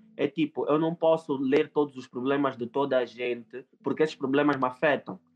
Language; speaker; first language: Portuguese; native; Portuguese